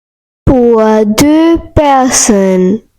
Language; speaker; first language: French; non-native, learner; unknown